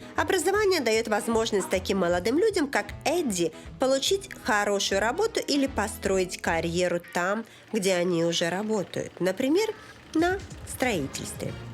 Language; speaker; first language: Russian; native; Russian